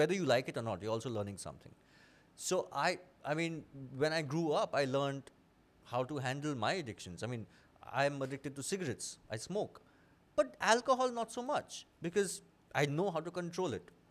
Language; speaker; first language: English; non-native, local second language; Bangla